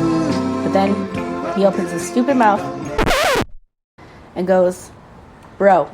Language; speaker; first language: English; native; English